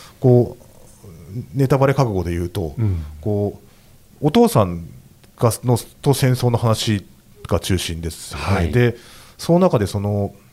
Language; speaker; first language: Japanese; native; Japanese